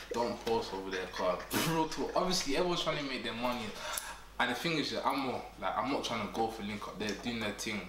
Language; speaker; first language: English; early bilingual, other home language; French